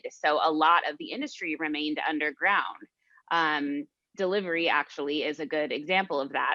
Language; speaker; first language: English; native; English